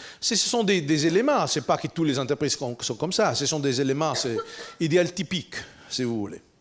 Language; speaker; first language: French; non-native, fluent; Italian